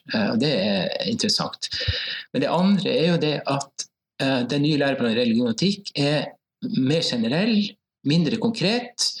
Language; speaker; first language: Norwegian; native; Norwegian